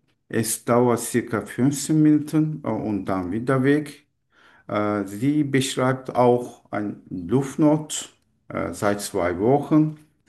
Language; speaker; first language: German; non-native, learner; Turkish